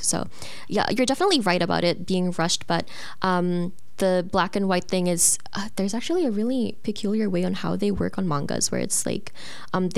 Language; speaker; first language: English; non-native, local second language; Filipino